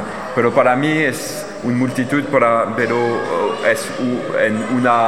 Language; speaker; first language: Spanish; non-native, learner; French